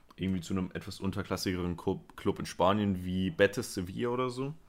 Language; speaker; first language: German; early bilingual, other home language; Spanish